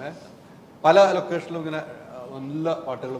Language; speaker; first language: Malayalam; native; Malayalam